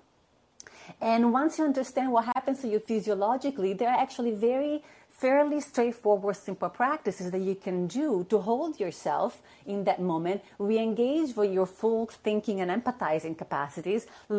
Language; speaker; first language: English; non-native, fluent; Italian